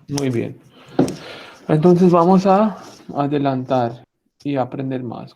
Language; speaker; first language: Spanish; non-native, fluent; Hindi